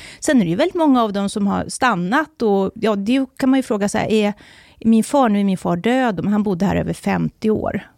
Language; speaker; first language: Swedish; native; Swedish